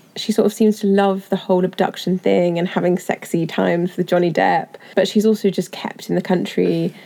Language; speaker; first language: English; native; English